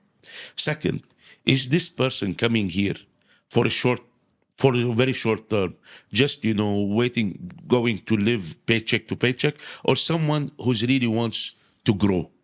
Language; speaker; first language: English; non-native, local second language; Arabic